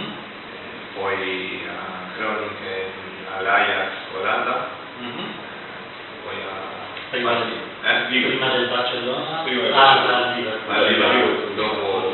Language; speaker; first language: Italian; non-native, learner; Spanish